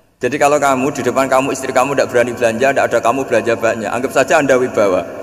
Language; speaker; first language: Indonesian; non-native, local second language; Javanese